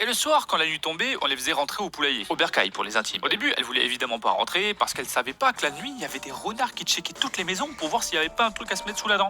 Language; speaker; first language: French; native; French